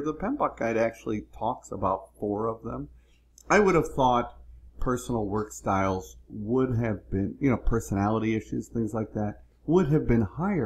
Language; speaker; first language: English; native; English